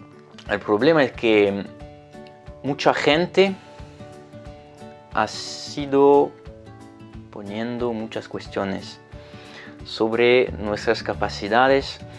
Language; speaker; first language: Spanish; non-native, fluent; French